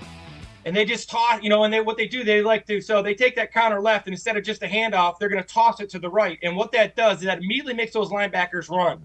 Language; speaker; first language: English; native; English